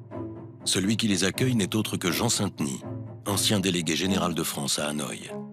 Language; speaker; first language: French; native; French